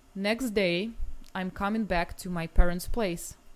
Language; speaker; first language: English; non-native, fluent; Russian